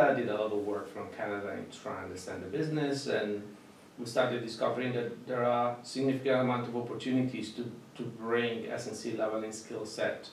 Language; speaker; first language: English; non-native, fluent; Italian